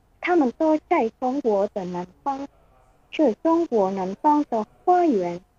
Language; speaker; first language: Chinese; non-native, learner; Indonesian